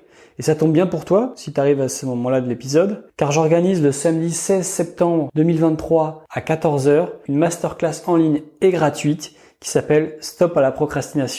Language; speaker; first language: French; native; French